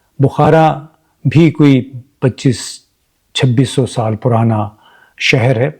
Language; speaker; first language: Urdu; native; Urdu